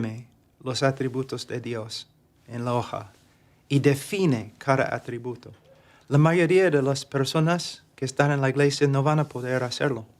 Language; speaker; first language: Spanish; non-native, fluent; English